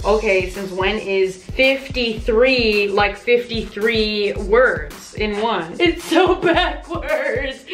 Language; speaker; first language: English; native; English